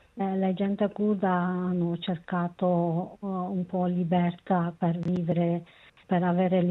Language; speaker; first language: Italian; non-native, learner; Kurdish